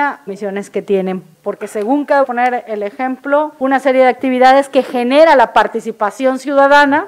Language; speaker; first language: Spanish; native; Spanish